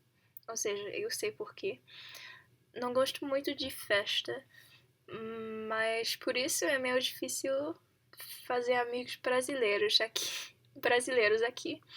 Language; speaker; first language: Portuguese; non-native, learner; English